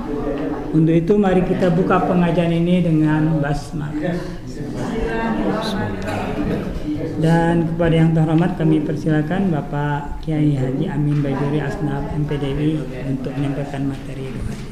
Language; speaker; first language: Indonesian; native; Indonesian